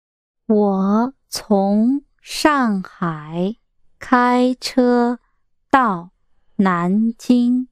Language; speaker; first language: Chinese; non-native, learner; English